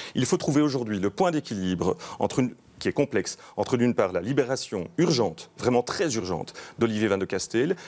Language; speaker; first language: French; native; French